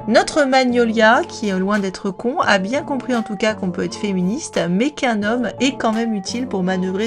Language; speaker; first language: French; native; French